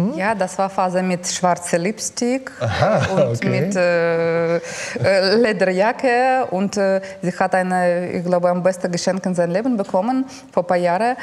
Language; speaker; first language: German; non-native, learner; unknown